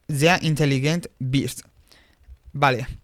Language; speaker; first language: German; non-native, fluent; Spanish